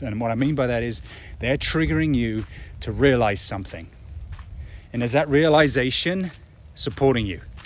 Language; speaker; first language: English; native; English